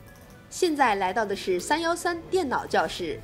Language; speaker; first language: Chinese; native; Chinese